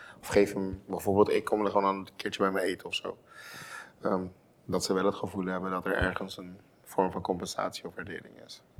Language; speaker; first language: Dutch; non-native, local second language; Papiamento